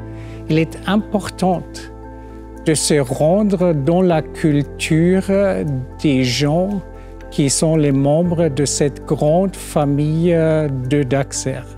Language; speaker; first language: French; non-native, fluent; German